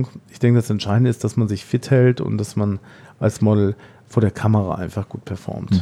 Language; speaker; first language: German; native; German